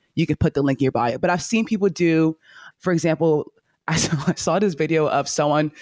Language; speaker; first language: English; native; English